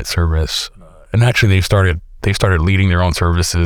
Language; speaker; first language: English; native; English